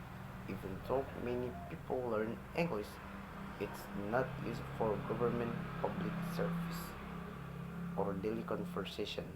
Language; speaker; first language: English; non-native, learner; Indonesian